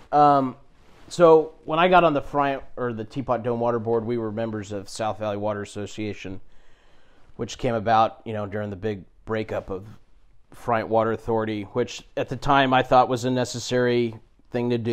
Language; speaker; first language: English; native; English